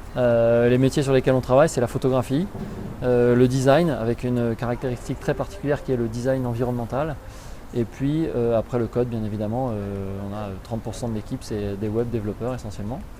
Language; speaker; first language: French; native; French